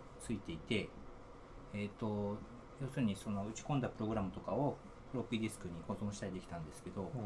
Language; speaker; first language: Japanese; native; Japanese